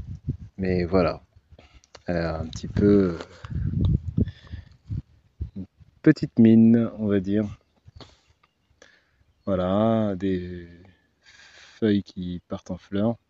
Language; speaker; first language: French; native; French